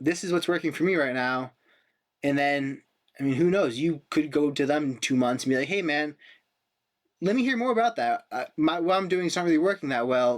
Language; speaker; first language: English; native; English